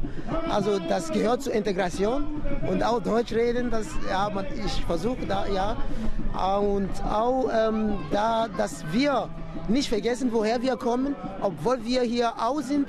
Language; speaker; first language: German; non-native, fluent; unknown